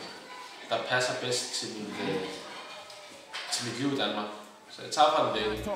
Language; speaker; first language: Danish; early bilingual, other home language; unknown